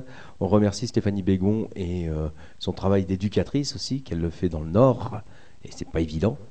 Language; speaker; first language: French; native; French